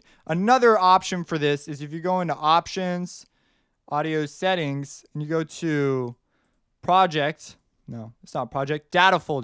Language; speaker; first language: English; native; English